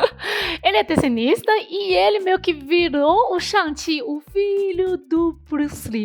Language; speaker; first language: Portuguese; non-native, fluent; Chinese